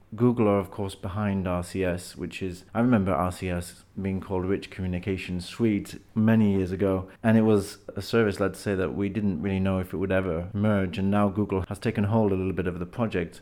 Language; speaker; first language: English; native; English